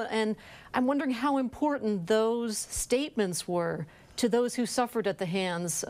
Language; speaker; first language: English; native; English